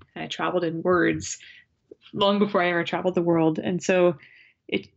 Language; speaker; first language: English; native; English